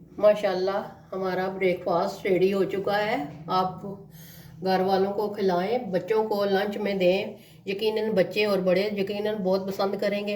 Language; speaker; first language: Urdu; non-native, local second language; Punjabi